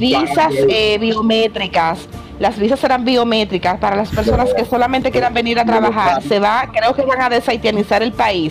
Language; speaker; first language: Spanish; native; Spanish